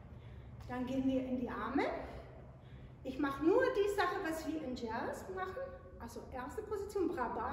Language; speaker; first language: German; non-native, fluent; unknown